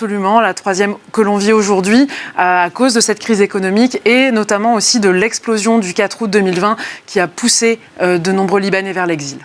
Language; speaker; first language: French; native; French